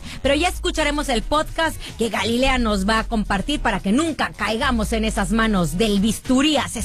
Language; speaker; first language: Spanish; native; Spanish